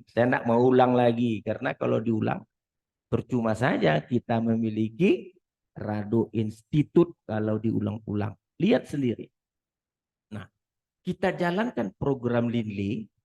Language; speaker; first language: Indonesian; native; Indonesian